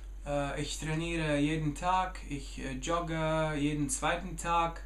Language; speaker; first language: German; non-native, fluent; Slovenian